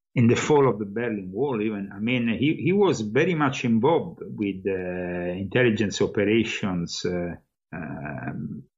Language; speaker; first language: English; non-native, fluent; Italian